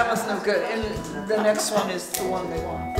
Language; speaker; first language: English; native; English